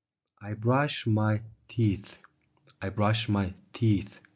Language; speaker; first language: English; non-native, fluent; Mongolian